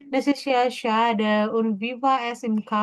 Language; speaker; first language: German; non-native, fluent; Indonesian